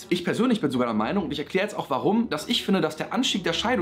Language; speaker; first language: German; native; German